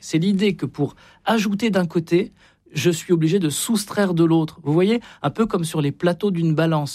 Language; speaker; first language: French; native; French